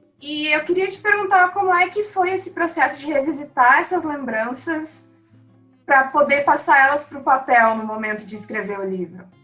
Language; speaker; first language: Portuguese; native; Portuguese